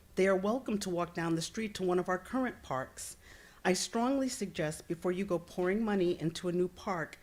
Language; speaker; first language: English; native; English